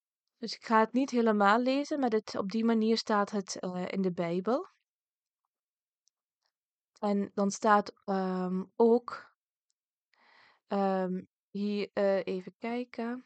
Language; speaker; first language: Dutch; early bilingual, other home language; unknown